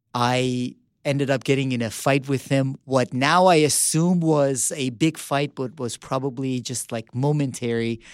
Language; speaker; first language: English; early bilingual, other home language; Persian